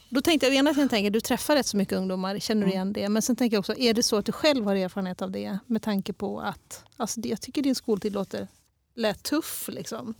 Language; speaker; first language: Swedish; native; Swedish